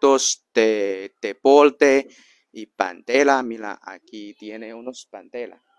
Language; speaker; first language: Spanish; non-native, learner; Chinese